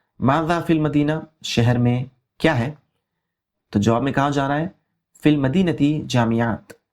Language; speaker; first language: Urdu; native; Urdu